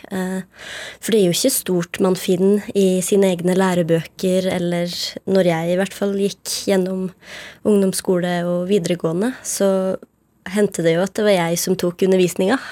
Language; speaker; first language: Norwegian; native; Norwegian